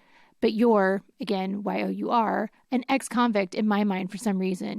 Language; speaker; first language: English; native; English